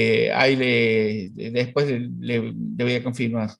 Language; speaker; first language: Spanish; native; Spanish